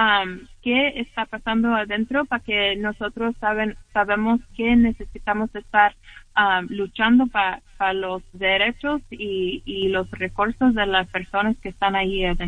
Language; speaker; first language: Spanish; early bilingual, heritage; English